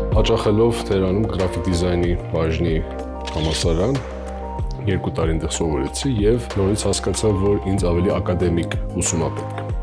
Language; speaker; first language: Armenian; early bilingual, heritage; Armenian